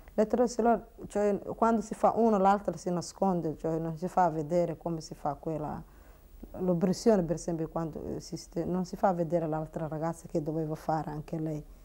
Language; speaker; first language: Italian; non-native, learner; Somali